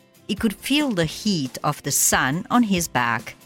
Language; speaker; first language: English; non-native, fluent; Italian